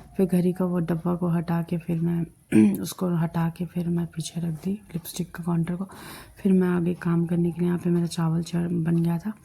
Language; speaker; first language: Hindi; non-native, local second language; Bangla